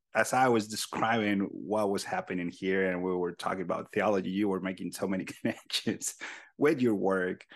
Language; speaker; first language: English; non-native, fluent; Spanish